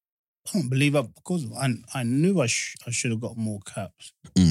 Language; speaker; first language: English; native; English